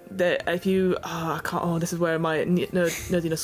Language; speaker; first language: English; native; English